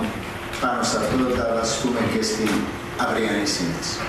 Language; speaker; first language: Greek; non-native, fluent; Serbian